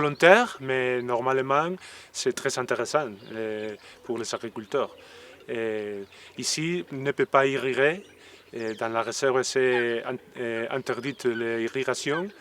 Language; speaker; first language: French; non-native, learner; Spanish